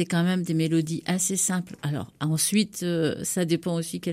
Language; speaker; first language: French; native; French